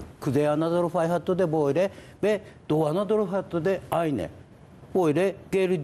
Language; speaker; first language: Turkish; non-native, learner; Japanese